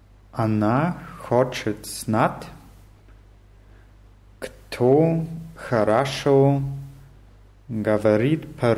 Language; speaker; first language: Russian; non-native, learner; German